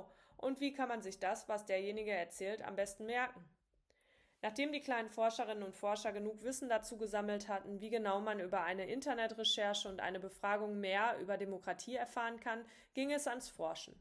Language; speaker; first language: German; native; German